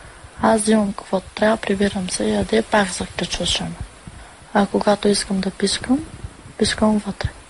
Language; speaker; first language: Bulgarian; non-native, local second language; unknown